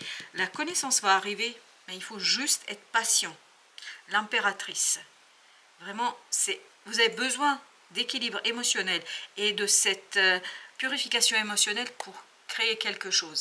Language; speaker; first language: French; native; French